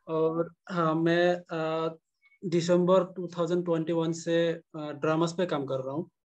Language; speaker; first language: Hindi; non-native, learner; Bangla